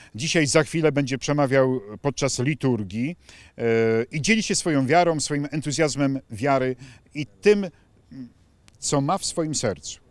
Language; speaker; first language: Polish; native; Polish